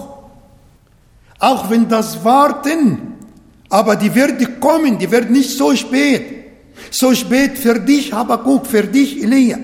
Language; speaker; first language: German; non-native, fluent; Arabic